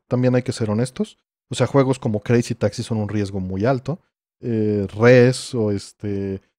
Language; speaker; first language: Spanish; native; Spanish